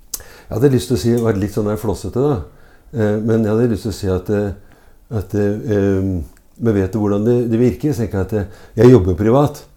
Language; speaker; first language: Norwegian; native; Norwegian